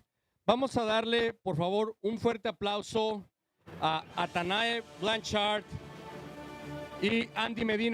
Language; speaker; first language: Spanish; native; Spanish